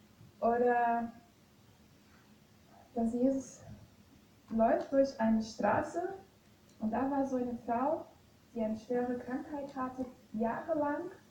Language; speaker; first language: German; non-native, fluent; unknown